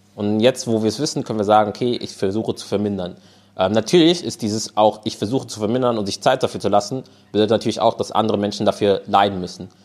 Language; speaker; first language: German; native; German